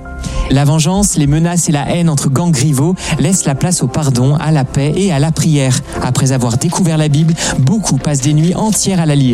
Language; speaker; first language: French; native; French